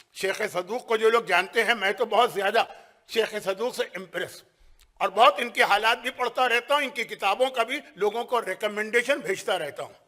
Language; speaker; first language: Urdu; native; Urdu